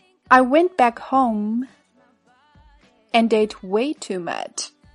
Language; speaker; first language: English; non-native, fluent; Chinese